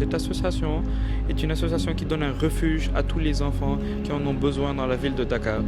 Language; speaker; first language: French; non-native, local second language; Wolof